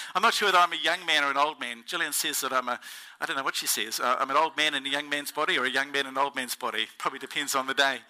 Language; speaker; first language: English; native; English